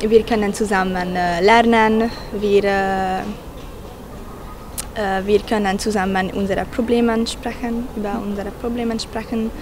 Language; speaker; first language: German; non-native, learner; Hungarian